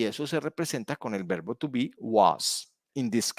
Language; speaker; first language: Spanish; native; Spanish